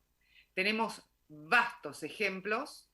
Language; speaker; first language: Spanish; native; Spanish